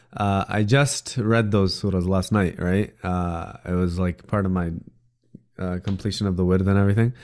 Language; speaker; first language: English; native; English